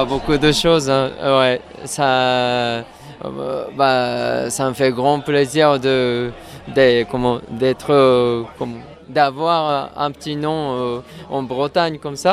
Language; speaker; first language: French; non-native, fluent; Japanese